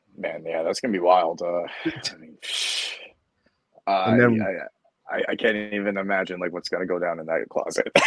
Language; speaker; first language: English; native; English